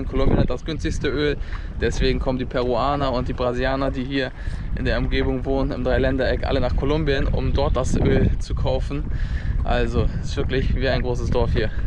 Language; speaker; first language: German; native; German